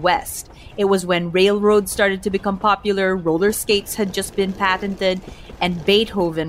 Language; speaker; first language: English; non-native, local second language; Filipino